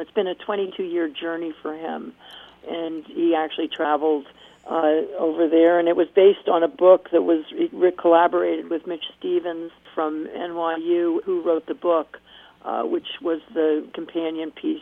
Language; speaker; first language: English; native; English